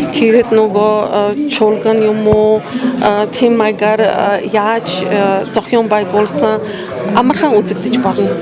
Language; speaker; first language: Mongolian; non-native, fluent; Polish